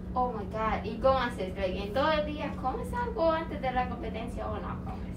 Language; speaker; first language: Spanish; non-native, learner; English